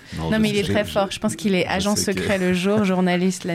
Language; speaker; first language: French; native; French